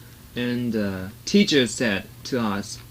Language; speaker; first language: English; non-native, learner; Japanese